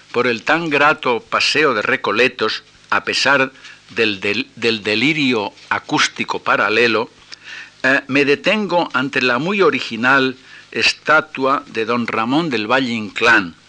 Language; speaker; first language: Spanish; native; Spanish